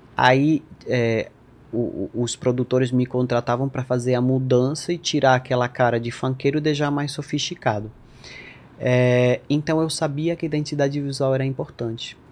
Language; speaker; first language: Portuguese; non-native, fluent; Spanish